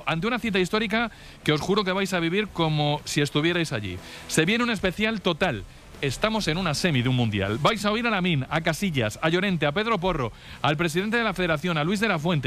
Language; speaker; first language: Spanish; native; Spanish